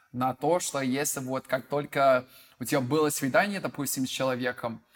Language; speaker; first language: Russian; non-native, fluent; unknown